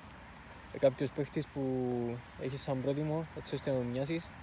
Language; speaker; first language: Greek; native; Greek